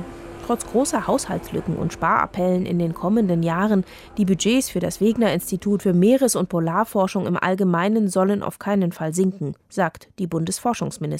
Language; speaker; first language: German; native; German